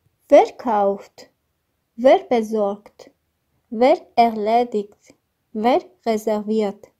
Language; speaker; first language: German; non-native, fluent; Armenian